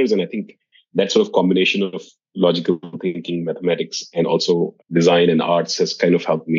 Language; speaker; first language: English; non-native, local second language; Hindi